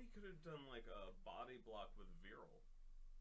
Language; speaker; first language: English; native; English